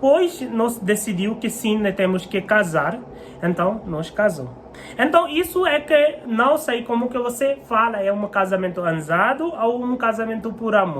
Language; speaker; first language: Portuguese; non-native, learner; Hindi